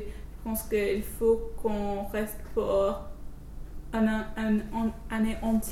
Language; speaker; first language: French; non-native, fluent; English